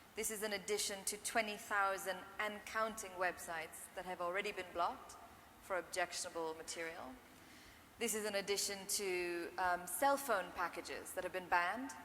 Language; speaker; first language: English; non-native, local second language; Urdu